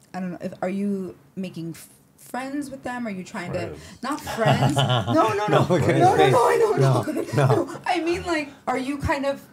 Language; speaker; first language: English; native; English